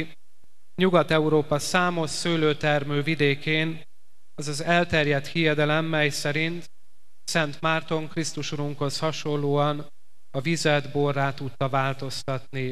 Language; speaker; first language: Hungarian; native; Hungarian